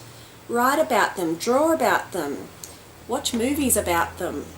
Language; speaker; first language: English; native; English